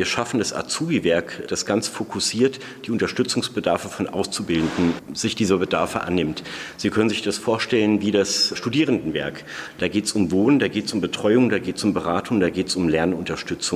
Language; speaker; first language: German; native; German